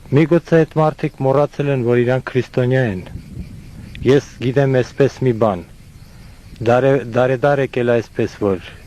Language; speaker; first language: Armenian; non-native, fluent; Estonian